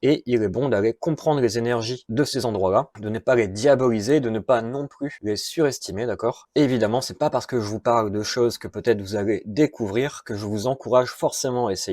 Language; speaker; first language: French; native; French